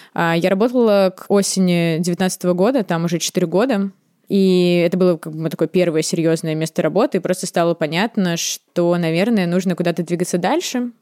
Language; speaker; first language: Russian; native; Russian